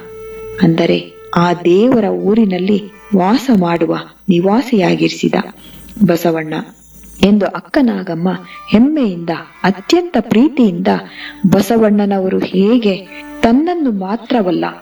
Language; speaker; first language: Kannada; native; Kannada